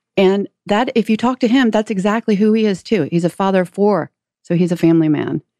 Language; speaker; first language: English; native; English